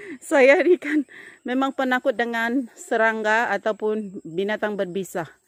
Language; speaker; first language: Malay; non-native, local second language; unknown